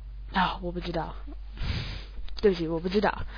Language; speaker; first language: Chinese; non-native, learner; English